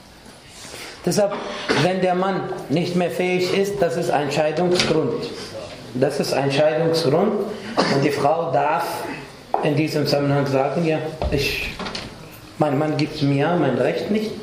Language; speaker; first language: German; non-native, fluent; Arabic